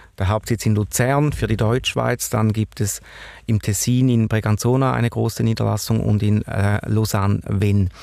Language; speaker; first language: German; native; German